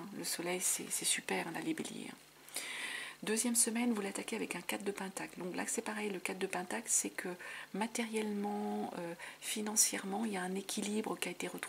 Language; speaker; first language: French; native; French